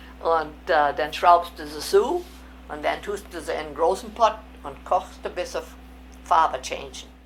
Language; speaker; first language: German; early bilingual, heritage; German